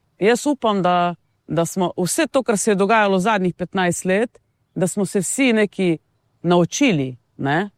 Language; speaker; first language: Slovenian; non-native, local second language; Romany